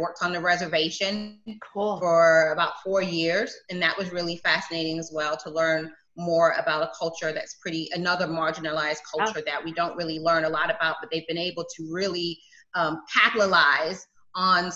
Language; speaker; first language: English; native; English